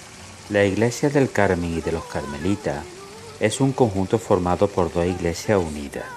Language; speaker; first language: Spanish; native; Spanish